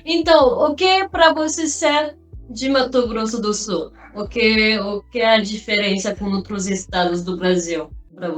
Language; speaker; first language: Portuguese; non-native, fluent; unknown